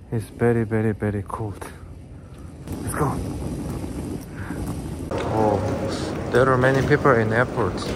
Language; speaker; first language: English; non-native, fluent; Korean